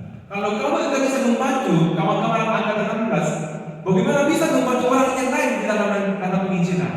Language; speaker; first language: Indonesian; non-native, fluent; Korean